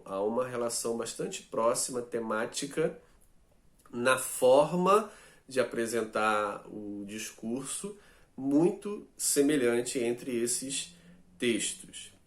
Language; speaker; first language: Portuguese; native; Portuguese